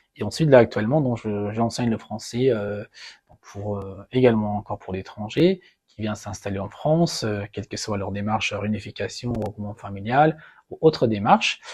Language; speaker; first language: French; non-native, fluent; Persian